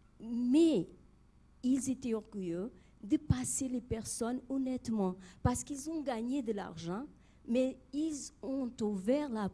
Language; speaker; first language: French; non-native, fluent; Portuguese